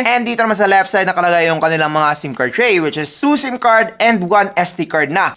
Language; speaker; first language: Filipino; native; Filipino